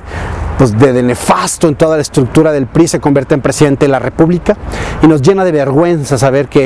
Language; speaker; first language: Spanish; native; Spanish